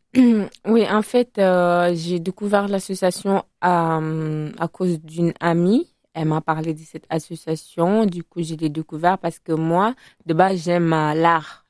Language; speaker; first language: French; non-native, fluent; Italian